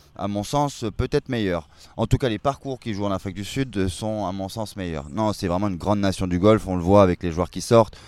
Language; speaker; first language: French; native; French